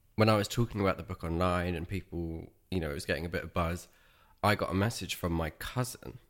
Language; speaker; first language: English; native; English